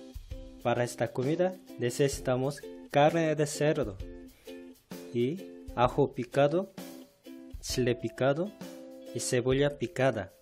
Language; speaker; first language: Spanish; non-native, fluent; Korean